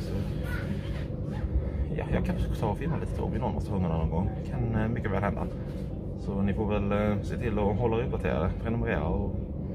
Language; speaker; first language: Swedish; native; Swedish